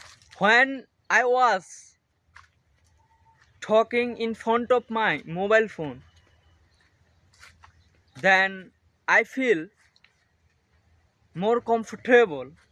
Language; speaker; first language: English; non-native, learner; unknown